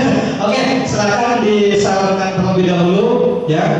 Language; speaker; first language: Indonesian; native; Indonesian